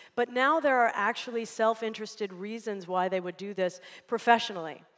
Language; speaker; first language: English; native; English